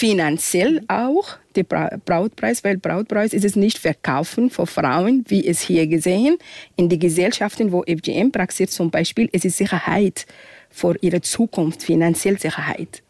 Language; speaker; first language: German; non-native, fluent; Arabic